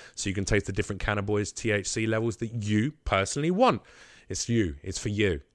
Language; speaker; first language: English; native; English